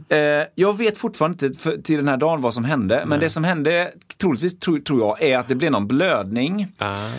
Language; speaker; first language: Swedish; native; Swedish